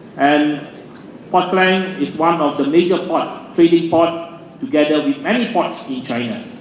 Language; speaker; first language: English; non-native, local second language; Malay